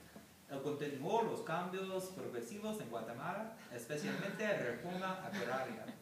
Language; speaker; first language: Spanish; non-native, learner; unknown